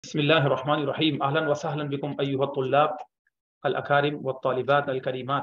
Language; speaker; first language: Arabic; non-native, fluent; Urdu